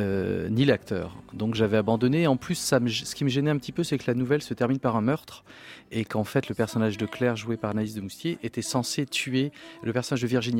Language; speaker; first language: French; native; French